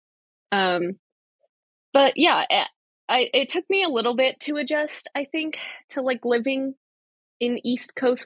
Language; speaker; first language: English; native; English